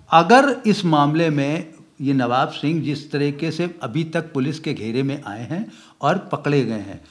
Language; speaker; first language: Hindi; native; Hindi